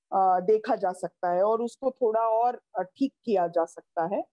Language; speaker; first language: Hindi; native; Hindi